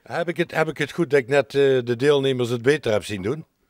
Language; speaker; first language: Dutch; native; Dutch